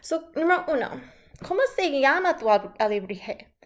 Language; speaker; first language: Spanish; non-native, fluent; English